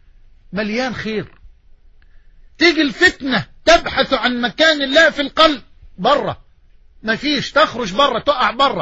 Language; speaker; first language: Arabic; native; Arabic